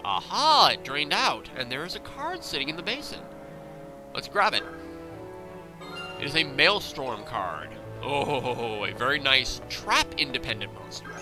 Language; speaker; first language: English; native; English